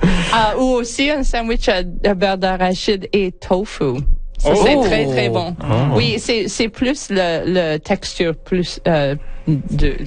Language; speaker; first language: French; non-native, learner; English